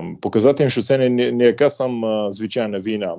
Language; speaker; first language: Ukrainian; non-native, fluent; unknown